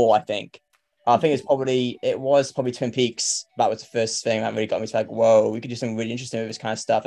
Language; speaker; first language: English; native; English